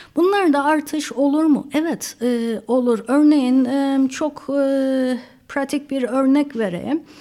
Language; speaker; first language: Turkish; native; Turkish